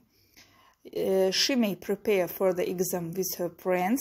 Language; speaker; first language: English; non-native, fluent; Azerbaijani